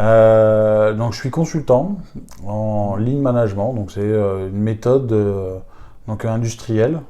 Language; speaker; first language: French; native; French